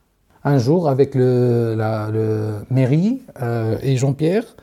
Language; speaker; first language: French; non-native, learner; Arabic